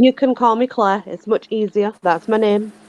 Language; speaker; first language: English; native; English